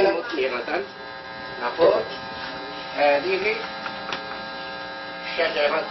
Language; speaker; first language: Arabic; non-native, learner; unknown